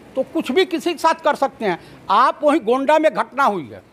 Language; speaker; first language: Hindi; native; Hindi